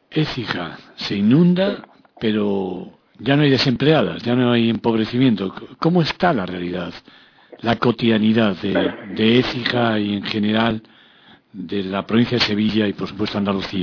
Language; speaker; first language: Spanish; native; Spanish